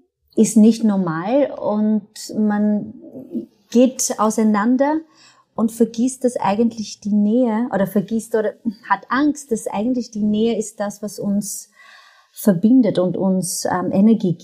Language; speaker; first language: German; non-native, fluent; Portuguese